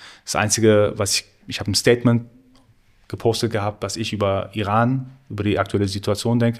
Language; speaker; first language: German; early bilingual, other home language; Persian